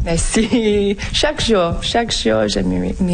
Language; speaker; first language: French; non-native, fluent; English